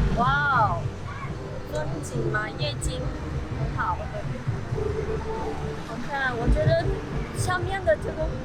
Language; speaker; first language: Chinese; non-native, learner; Mongolian